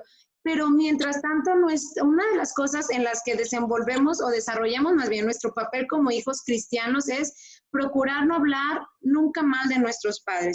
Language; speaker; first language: Spanish; native; Spanish